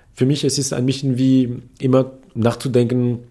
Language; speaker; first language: German; non-native, fluent; French